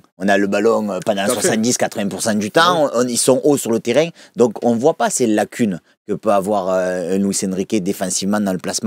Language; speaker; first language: French; native; French